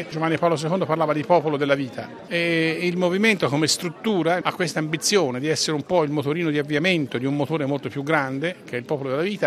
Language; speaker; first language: Italian; native; Italian